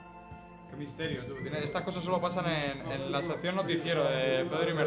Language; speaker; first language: Spanish; native; Spanish